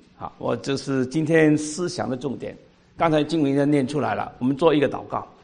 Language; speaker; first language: Chinese; non-native, local second language; Cantonese